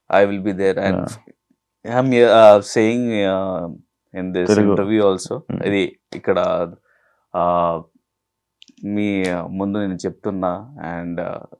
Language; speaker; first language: Telugu; non-native, learner; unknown